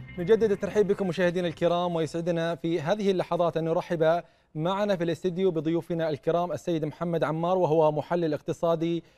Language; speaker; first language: Arabic; native; Arabic